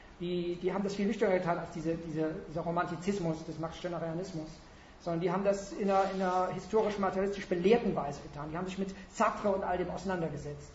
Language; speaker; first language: German; native; German